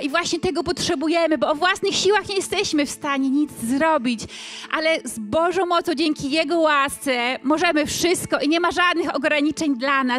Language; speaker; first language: Polish; native; Polish